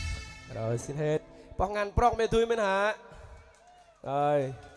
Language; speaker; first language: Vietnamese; non-native, local second language; Jarai